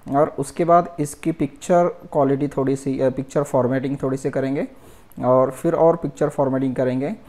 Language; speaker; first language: Hindi; non-native, local second language; Marathi